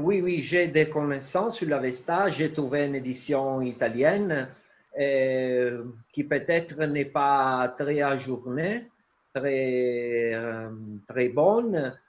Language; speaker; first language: French; non-native, fluent; Italian